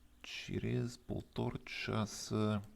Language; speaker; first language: Russian; non-native, fluent; English